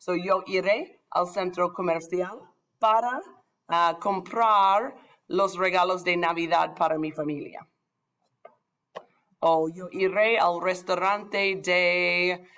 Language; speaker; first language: Spanish; non-native, fluent; English